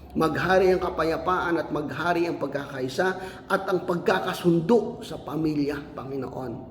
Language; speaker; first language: Filipino; non-native, local second language; Cebuano